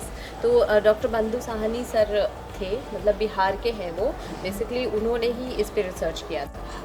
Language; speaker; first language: Hindi; native; Hindi